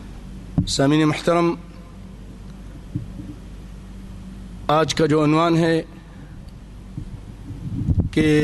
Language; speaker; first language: Urdu; native; Urdu